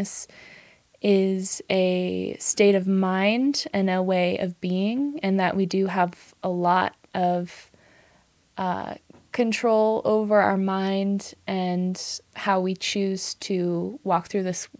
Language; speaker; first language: English; native; English